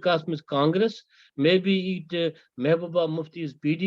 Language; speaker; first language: English; non-native, local second language; Kashmiri